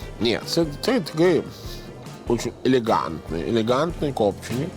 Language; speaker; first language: Ukrainian; non-native, fluent; Italian